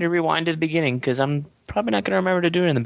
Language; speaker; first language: English; native; English